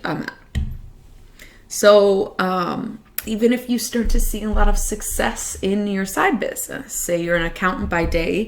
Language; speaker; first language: English; native; English